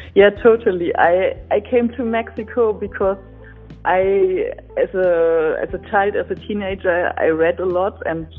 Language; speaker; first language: English; non-native, fluent; German